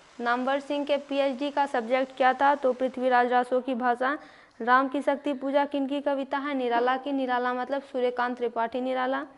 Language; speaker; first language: Hindi; native; Hindi